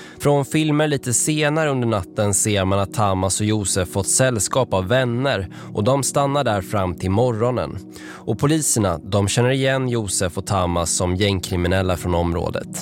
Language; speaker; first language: Swedish; native; Swedish